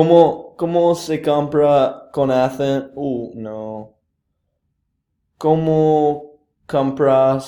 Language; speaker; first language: Spanish; non-native, learner; English